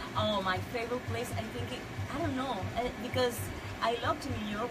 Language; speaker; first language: English; non-native, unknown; Spanish